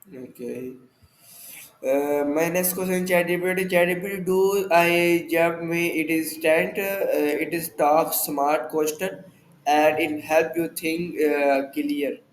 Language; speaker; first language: English; non-native, learner; Urdu